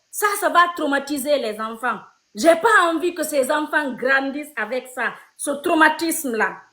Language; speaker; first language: French; non-native, local second language; Fula